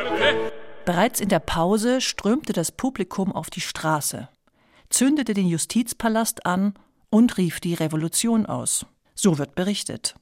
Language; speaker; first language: German; native; German